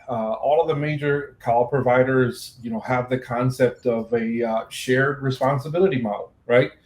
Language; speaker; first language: English; native; English